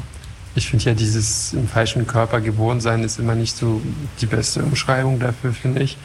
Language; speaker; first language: German; non-native, fluent; French